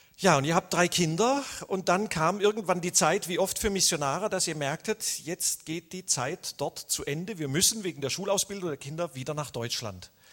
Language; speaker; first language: German; native; German